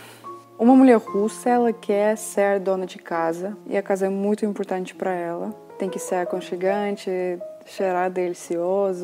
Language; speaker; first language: Portuguese; non-native, fluent; Russian